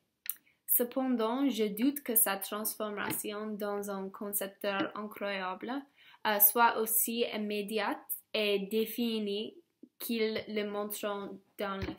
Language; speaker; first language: French; non-native, learner; English